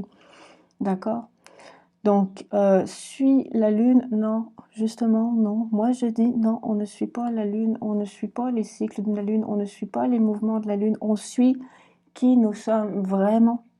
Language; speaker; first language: French; native; French